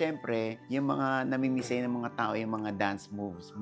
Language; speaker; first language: Filipino; native; Filipino